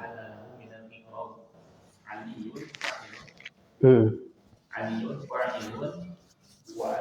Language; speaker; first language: Arabic; non-native, learner; Indonesian